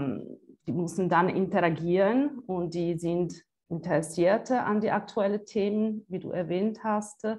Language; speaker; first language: German; non-native, fluent; Italian